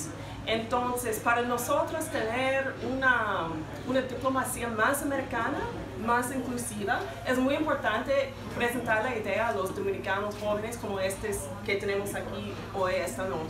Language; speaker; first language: Spanish; non-native, fluent; English